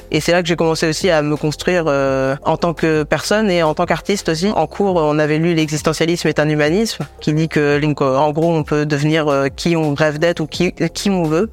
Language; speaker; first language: French; native; French